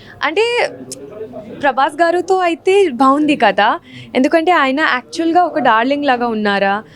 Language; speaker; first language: Telugu; non-native, local second language; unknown